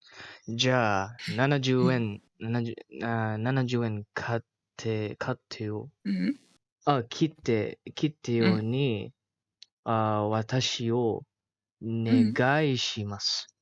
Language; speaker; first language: Japanese; non-native, learner; Malay